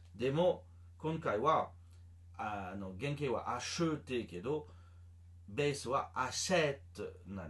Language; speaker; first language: Japanese; non-native, learner; French